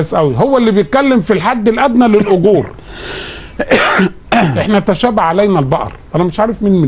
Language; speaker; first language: Arabic; native; Arabic